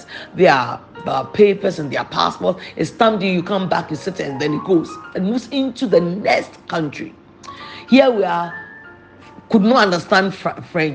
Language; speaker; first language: English; non-native, local second language; Akan